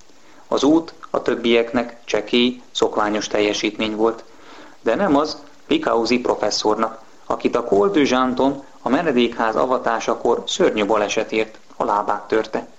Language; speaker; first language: Hungarian; native; Hungarian